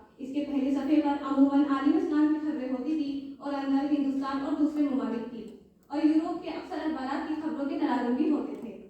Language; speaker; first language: Urdu; native; Urdu